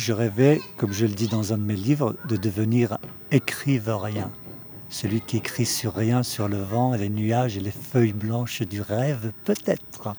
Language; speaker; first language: French; early bilingual, other home language; Kabyle